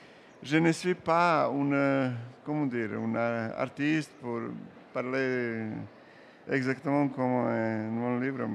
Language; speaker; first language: French; non-native, learner; Serbian